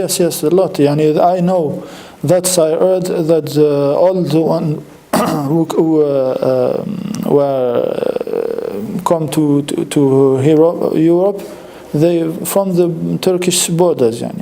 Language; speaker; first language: English; non-native, fluent; French